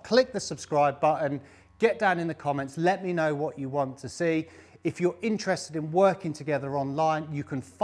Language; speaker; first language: English; native; English